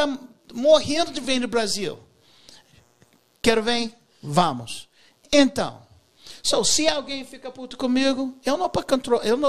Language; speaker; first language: Portuguese; non-native, learner; English